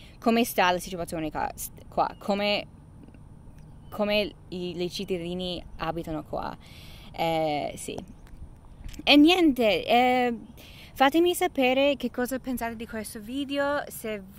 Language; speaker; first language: Italian; non-native, fluent; English